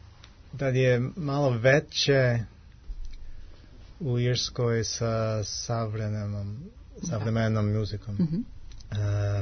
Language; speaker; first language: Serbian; non-native, learner; English